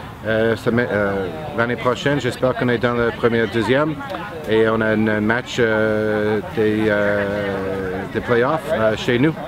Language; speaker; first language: French; non-native, learner; English